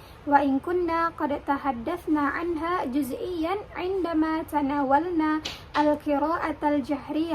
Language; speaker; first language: Arabic; non-native, learner; Indonesian